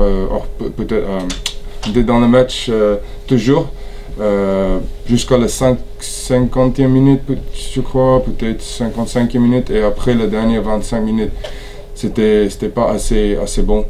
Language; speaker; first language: French; non-native, fluent; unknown